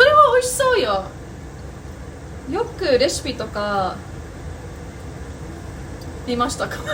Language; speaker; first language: Japanese; non-native, learner; English